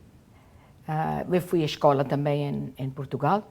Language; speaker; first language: Portuguese; non-native, local second language; Kabuverdianu